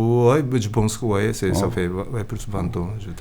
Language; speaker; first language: French; non-native, learner; Japanese